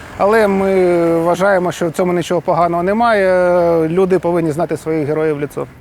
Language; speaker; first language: Ukrainian; non-native, local second language; Russian